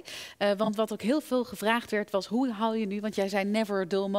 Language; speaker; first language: Dutch; native; Dutch